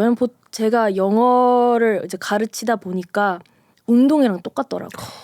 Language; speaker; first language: Korean; early bilingual, heritage; Korean